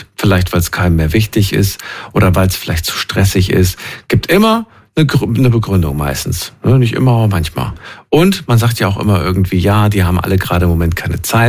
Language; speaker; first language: German; native; German